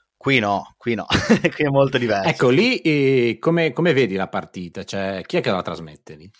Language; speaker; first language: Italian; native; Italian